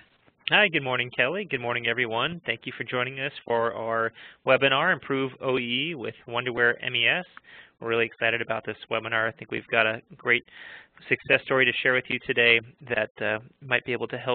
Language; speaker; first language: English; native; English